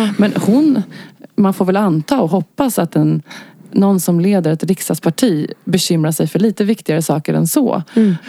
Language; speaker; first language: Swedish; native; Swedish